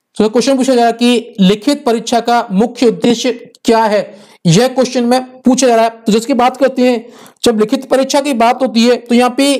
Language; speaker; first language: Hindi; native; Hindi